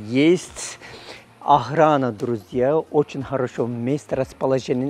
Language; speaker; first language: Russian; non-native, learner; Turkish